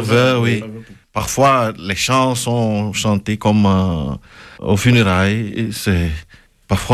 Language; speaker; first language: French; non-native, local second language; Ewe